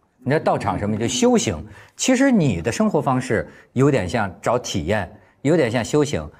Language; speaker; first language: Chinese; native; Chinese